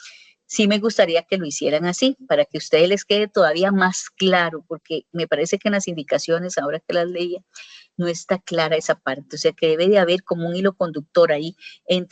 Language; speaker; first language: Spanish; native; Spanish